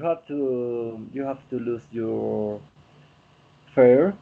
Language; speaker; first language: English; non-native, learner; Spanish